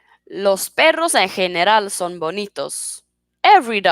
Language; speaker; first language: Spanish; non-native, fluent; Swedish